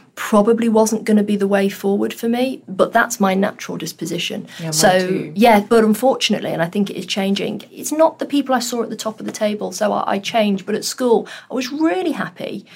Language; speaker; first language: English; early bilingual, other home language; Urdu